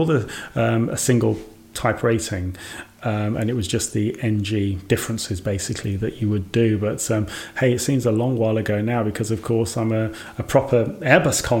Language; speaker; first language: English; native; English